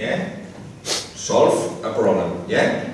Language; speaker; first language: English; non-native, fluent; Catalan